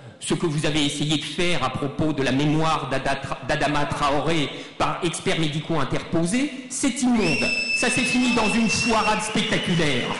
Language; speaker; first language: French; native; French